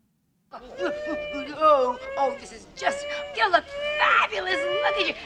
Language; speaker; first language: English; non-native, fluent; Norwegian